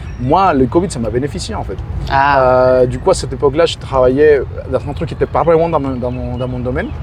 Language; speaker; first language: French; non-native, fluent; Spanish